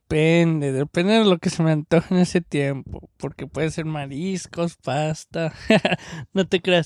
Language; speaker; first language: Spanish; early bilingual, heritage; Spanish